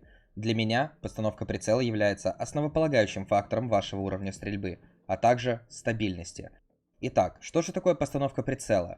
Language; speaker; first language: Russian; native; Russian